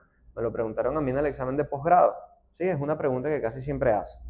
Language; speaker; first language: Spanish; native; Spanish